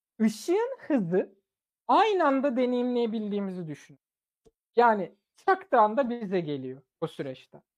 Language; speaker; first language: Turkish; early bilingual, other home language; German